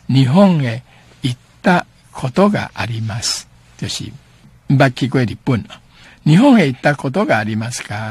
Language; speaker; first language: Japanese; non-native, fluent; Chinese